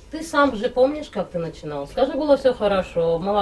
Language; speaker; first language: Russian; non-native, local second language; Azerbaijani